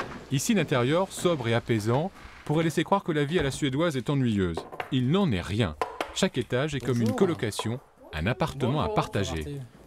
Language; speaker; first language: French; native; French